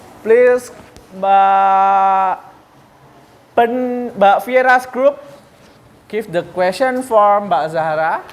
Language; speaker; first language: English; non-native, learner; Indonesian